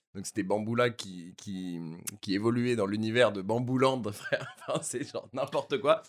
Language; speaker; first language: French; native; French